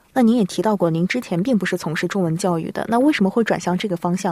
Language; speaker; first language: Chinese; native; Chinese